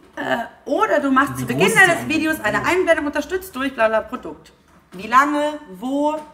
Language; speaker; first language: German; native; German